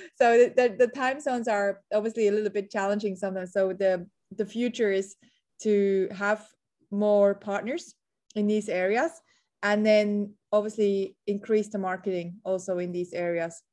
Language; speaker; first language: English; non-native, fluent; Swiss German